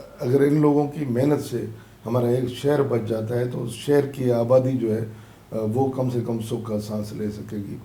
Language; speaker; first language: Urdu; non-native, local second language; Sindhi